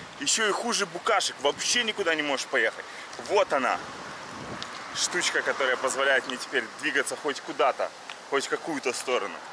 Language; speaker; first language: Russian; native; Russian